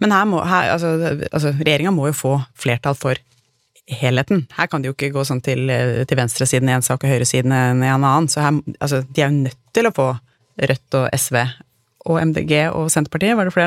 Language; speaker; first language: Norwegian; native; Norwegian